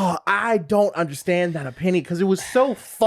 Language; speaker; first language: English; native; English